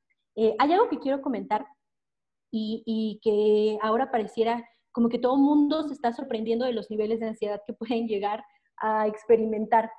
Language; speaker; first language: Spanish; native; Spanish